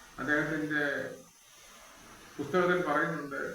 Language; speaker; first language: Malayalam; native; Malayalam